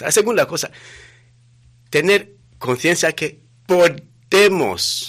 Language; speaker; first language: Spanish; non-native, fluent; Rundi